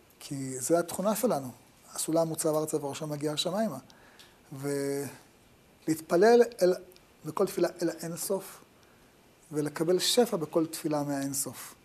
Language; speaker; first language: Hebrew; native; Hebrew